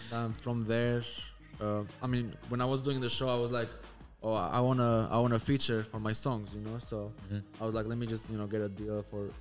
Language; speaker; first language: English; non-native, fluent; Albanian